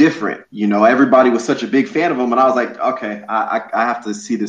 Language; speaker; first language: English; native; English